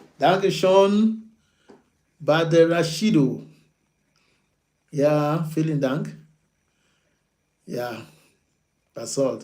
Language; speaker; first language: German; non-native, learner; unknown